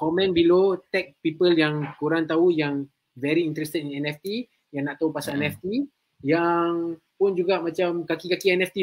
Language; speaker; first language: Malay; native; Malay